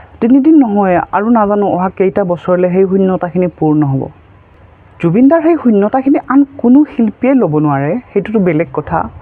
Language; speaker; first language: Assamese; native; Assamese